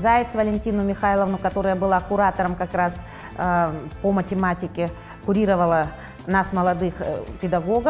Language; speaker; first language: Russian; native; Russian